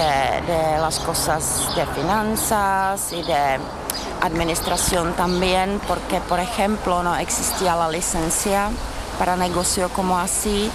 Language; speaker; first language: Spanish; non-native, learner; Czech